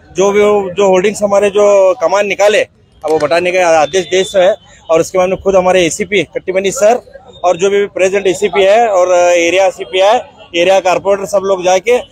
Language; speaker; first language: Hindi; non-native, local second language; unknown